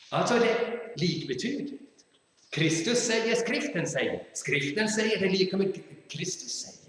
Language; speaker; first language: Swedish; non-native, fluent; German